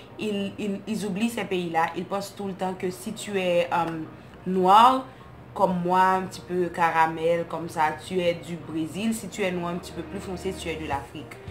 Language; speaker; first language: French; non-native, local second language; Haitian Creole